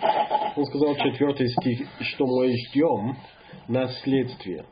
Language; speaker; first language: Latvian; non-native, local second language; Russian